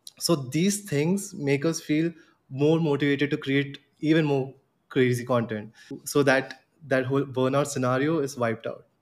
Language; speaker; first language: English; non-native, local second language; Gujarati